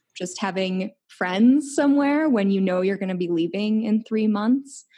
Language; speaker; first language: English; native; English